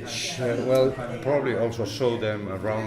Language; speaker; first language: English; non-native, learner; Basque